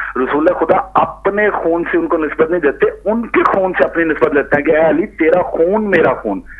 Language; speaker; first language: Urdu; native; Urdu